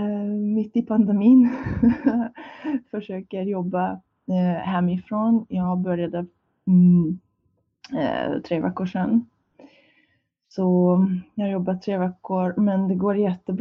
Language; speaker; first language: Swedish; non-native, fluent; Hungarian